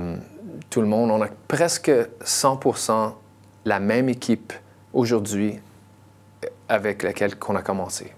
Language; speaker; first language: French; non-native, local second language; English